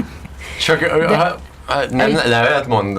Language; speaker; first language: Hungarian; non-native, learner; English